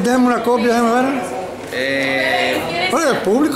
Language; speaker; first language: Spanish; native; Spanish